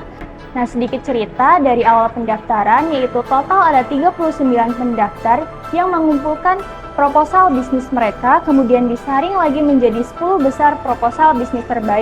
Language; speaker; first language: Indonesian; native; Indonesian